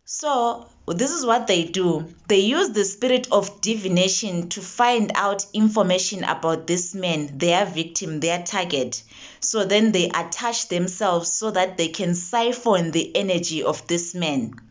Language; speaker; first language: English; non-native, local second language; Zulu